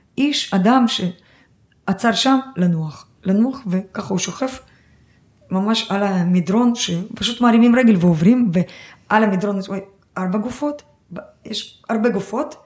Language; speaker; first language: Hebrew; early bilingual, other home language; Russian